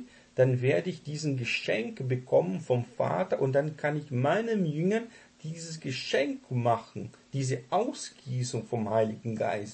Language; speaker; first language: German; non-native, fluent; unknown